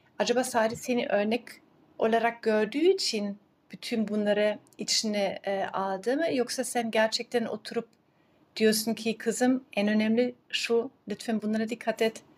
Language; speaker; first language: Turkish; early bilingual, heritage; Turkish